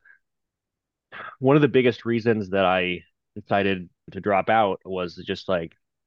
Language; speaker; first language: English; native; English